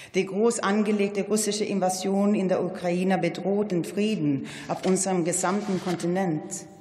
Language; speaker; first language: German; non-native, fluent; Swedish